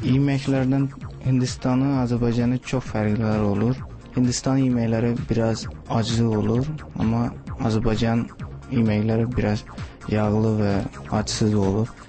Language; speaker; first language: Azerbaijani; non-native, fluent; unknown